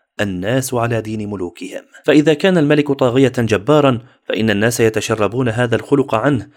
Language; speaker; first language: Arabic; native; Arabic